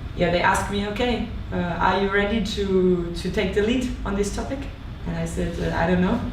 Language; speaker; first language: English; non-native, fluent; German